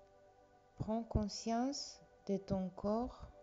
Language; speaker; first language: French; non-native, fluent; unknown